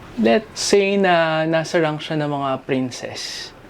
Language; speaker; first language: Filipino; native; Filipino